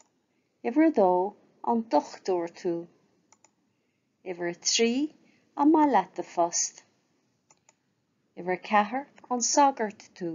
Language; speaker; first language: Irish; non-native, local second language; English